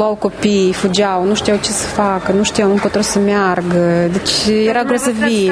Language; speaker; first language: Romanian; native; Romanian